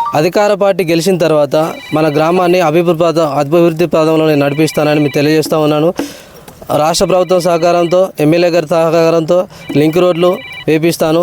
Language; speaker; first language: Telugu; native; Telugu